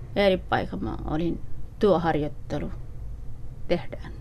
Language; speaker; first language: Finnish; non-native, learner; Somali